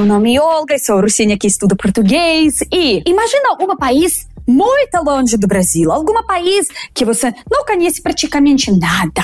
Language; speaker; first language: Portuguese; non-native, fluent; Russian